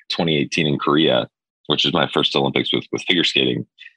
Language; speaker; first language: English; native; English